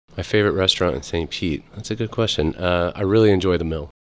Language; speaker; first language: English; native; English